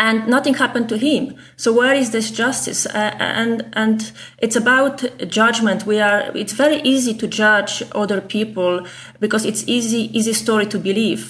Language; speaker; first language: English; non-native, fluent; Polish